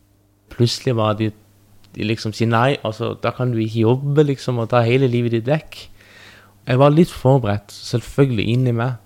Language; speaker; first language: Norwegian; early bilingual, other home language; Persian